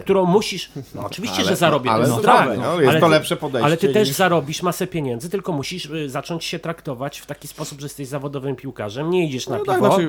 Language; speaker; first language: Polish; native; Polish